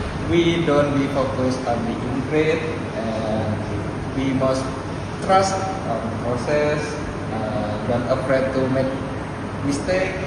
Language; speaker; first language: English; non-native, learner; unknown